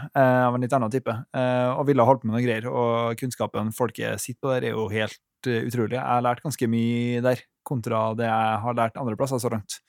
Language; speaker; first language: Norwegian; native; Norwegian